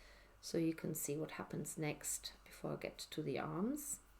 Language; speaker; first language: English; native; English